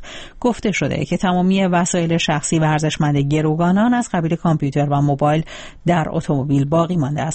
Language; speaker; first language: Persian; native; Persian